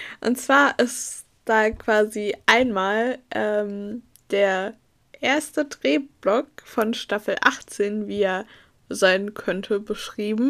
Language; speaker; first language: German; native; German